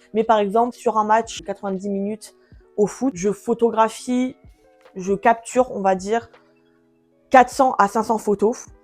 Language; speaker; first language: French; early bilingual, other home language; Portuguese